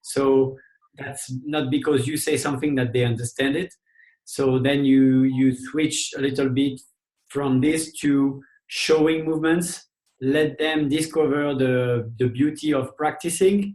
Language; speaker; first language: English; non-native, fluent; French